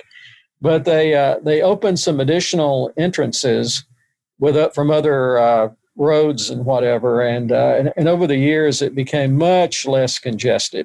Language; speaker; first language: English; native; English